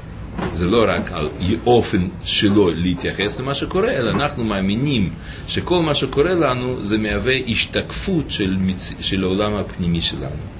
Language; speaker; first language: Hebrew; native; Hebrew